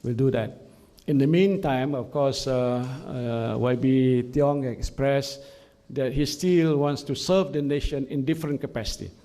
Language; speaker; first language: English; non-native, local second language; Malay